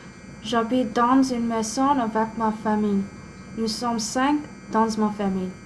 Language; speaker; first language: French; non-native, learner; English